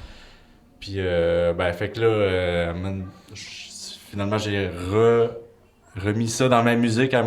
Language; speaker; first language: French; native; French